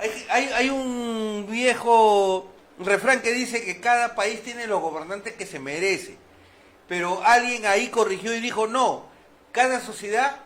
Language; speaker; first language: Spanish; native; Spanish